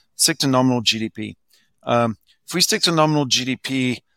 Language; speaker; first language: English; non-native, fluent; French